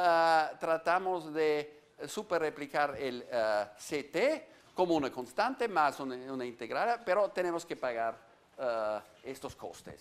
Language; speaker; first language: Spanish; non-native, fluent; German